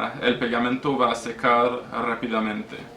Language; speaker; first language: Spanish; non-native, learner; French